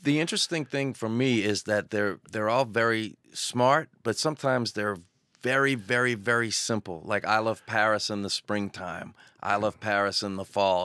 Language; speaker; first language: English; native; English